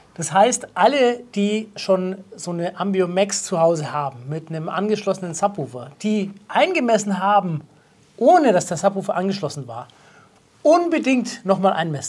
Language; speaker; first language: German; native; German